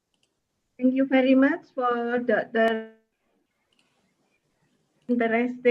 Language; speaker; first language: English; non-native, learner; Indonesian